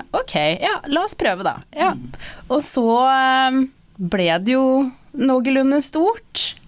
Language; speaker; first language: Norwegian; native; Norwegian